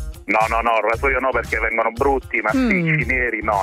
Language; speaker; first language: Italian; native; Italian